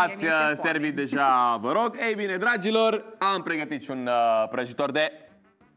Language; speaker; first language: Romanian; native; Romanian